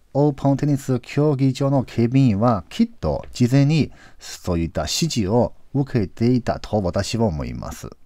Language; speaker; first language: Japanese; non-native, fluent; Chinese